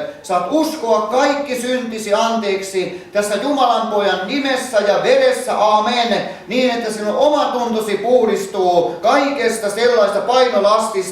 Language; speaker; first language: Finnish; native; Finnish